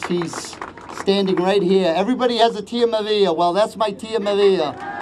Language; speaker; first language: English; early bilingual, other home language; Portuguese